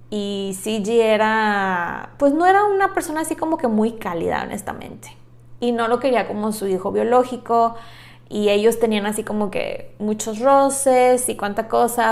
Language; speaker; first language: Spanish; native; Spanish